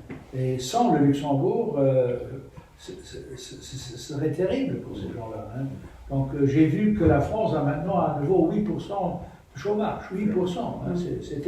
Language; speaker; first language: French; non-native, local second language; Luxembourgish